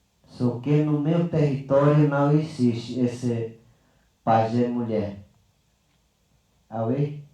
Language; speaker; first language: Portuguese; non-native, local second language; Yanomámi